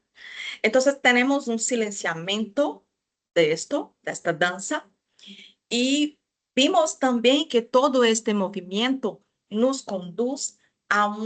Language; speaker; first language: Spanish; non-native, fluent; Portuguese